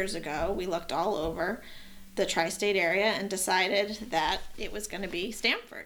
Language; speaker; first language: English; native; English